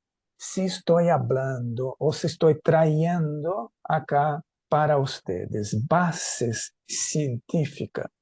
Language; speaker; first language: Spanish; non-native, fluent; Portuguese